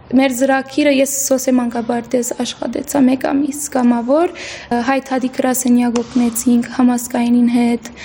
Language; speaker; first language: Armenian; early bilingual, heritage; Armenian